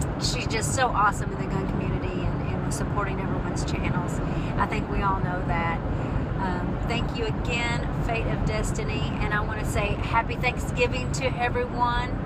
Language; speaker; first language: English; native; English